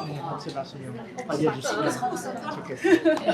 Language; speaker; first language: Korean; non-native, learner; Japanese